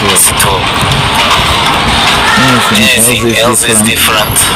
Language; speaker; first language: English; non-native, learner; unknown